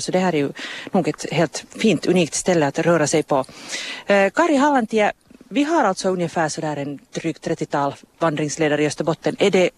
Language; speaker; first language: Swedish; native; Swedish